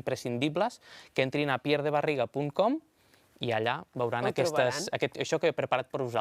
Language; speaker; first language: Catalan; native; Catalan